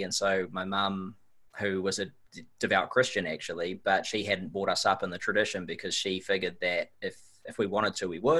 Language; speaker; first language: English; native; English